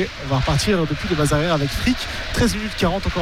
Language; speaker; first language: French; native; French